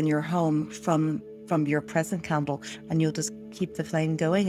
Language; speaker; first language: English; native; English